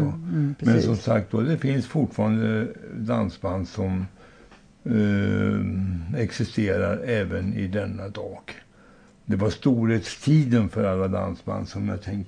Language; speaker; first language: Swedish; native; Swedish